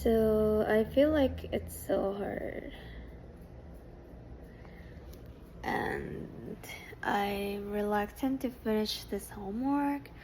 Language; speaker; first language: English; non-native, fluent; Japanese